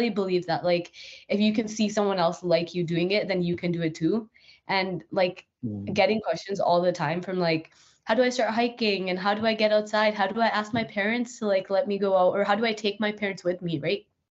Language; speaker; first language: English; native; English